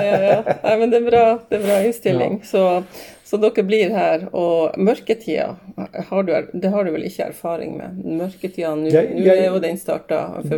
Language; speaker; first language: Norwegian; native; Norwegian